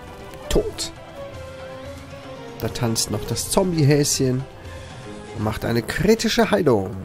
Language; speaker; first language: German; native; German